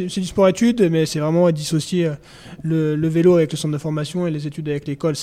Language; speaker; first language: French; native; French